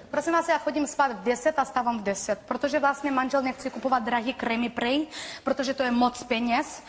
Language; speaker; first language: Czech; non-native, fluent; Bulgarian